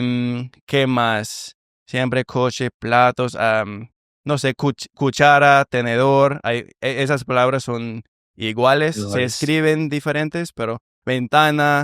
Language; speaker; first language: Spanish; non-native, fluent; English